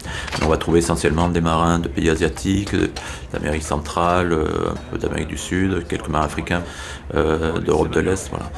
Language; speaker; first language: French; native; French